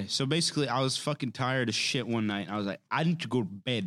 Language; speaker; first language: English; native; English